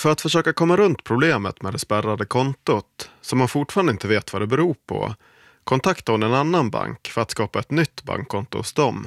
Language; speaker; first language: Swedish; native; Swedish